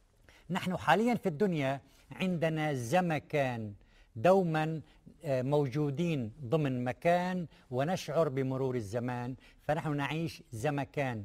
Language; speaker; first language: Arabic; native; Arabic